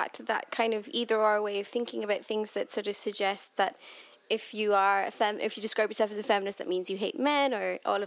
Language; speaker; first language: English; native; English